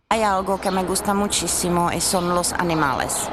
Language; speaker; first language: Spanish; non-native, learner; Czech